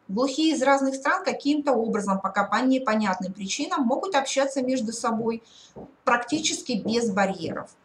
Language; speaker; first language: Russian; native; Russian